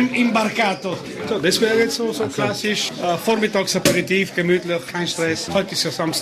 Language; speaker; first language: German; native; German